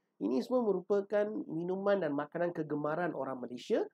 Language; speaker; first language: Malay; native; Malay